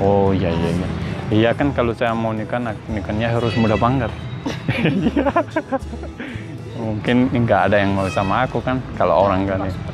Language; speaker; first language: Indonesian; non-native, learner; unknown